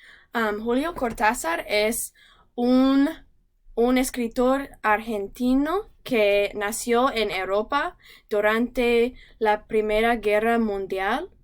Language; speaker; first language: Spanish; non-native, learner; English